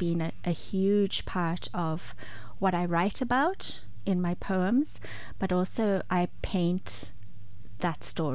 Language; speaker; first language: English; native; English